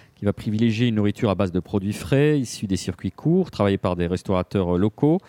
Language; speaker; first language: French; native; French